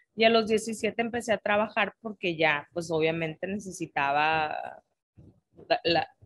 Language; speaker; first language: Spanish; native; Spanish